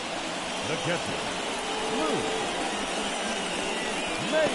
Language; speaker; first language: English; native; English